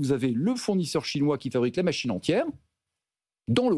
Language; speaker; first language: French; native; French